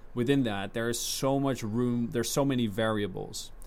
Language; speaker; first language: English; non-native, fluent; Dutch